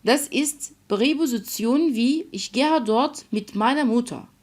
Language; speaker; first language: German; non-native, fluent; Arabic